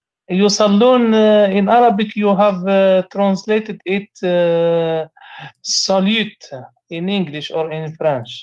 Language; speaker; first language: English; non-native, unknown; Arabic